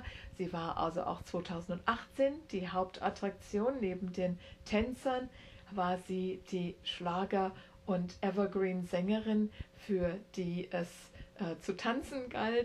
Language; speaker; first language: German; native; German